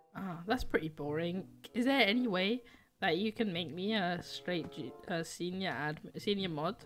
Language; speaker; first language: English; native; English